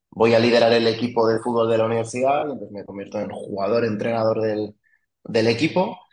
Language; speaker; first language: Spanish; early bilingual, other home language; French